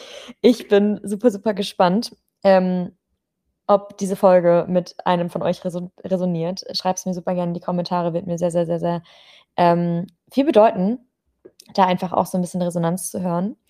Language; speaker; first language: German; native; German